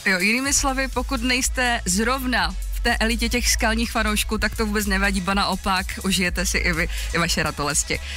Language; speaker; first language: Czech; native; Czech